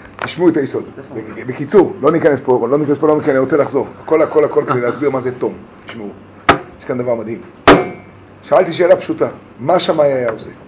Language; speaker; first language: Hebrew; native; Hebrew